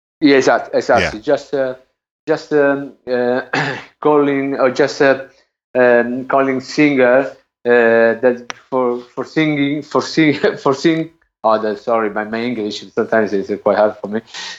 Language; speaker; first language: English; non-native, learner; Italian